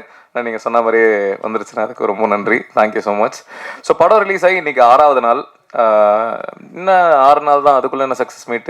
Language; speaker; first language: Tamil; native; Tamil